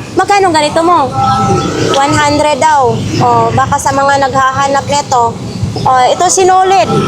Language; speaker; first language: Filipino; non-native, local second language; Cebuano